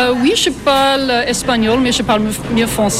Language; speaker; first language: French; non-native, fluent; English